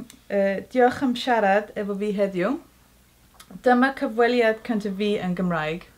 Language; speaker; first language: Welsh; non-native, local second language; English